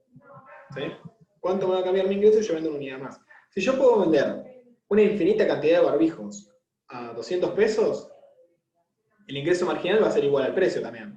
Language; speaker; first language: Spanish; native; Spanish